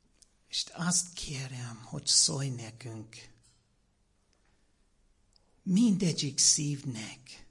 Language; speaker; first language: Hungarian; non-native, learner; English